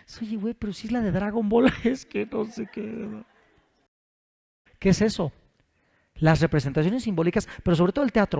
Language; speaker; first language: Spanish; native; Spanish